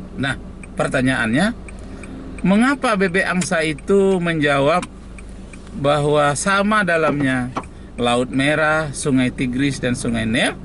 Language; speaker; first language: Indonesian; native; Indonesian